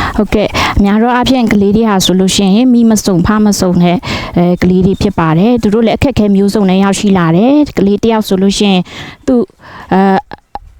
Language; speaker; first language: Burmese; non-native, local second language; Shan